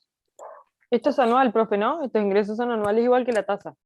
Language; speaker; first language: Spanish; native; Spanish